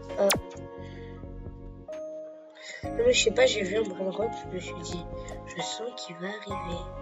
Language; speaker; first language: French; native; French